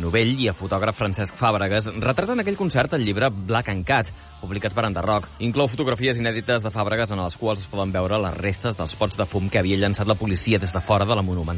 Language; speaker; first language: Catalan; native; Catalan